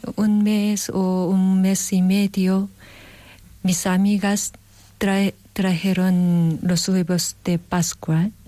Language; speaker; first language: Spanish; non-native, learner; Korean